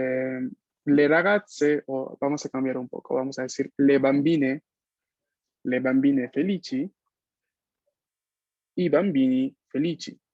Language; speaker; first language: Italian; non-native, fluent; Spanish